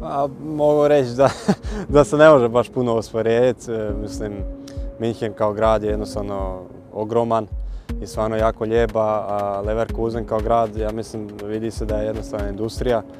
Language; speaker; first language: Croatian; early bilingual, heritage; Croatian